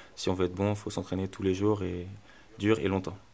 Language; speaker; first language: French; native; French